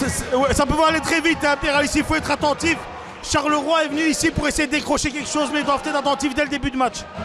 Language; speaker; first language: French; native; French